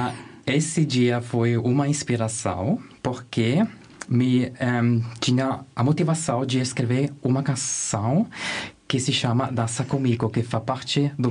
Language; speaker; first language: Portuguese; non-native, learner; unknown